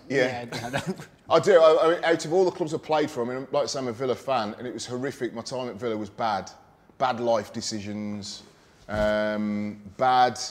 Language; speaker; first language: English; native; English